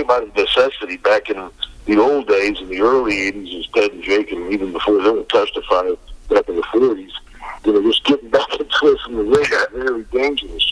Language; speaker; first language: English; native; English